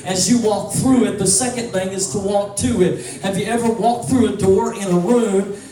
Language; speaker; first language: English; native; English